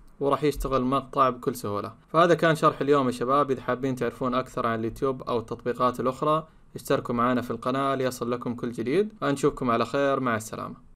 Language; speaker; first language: Arabic; native; Arabic